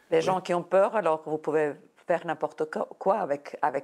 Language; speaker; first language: French; non-native, fluent; Serbian